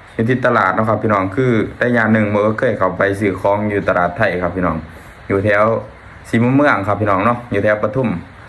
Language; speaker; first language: Thai; native; Thai